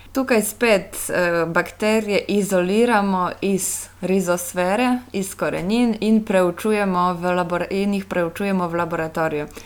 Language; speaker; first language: Slovenian; non-native, fluent; Polish